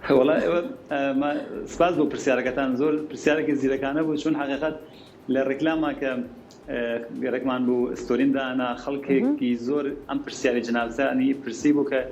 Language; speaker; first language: Central Kurdish; non-native, local second language; Gurani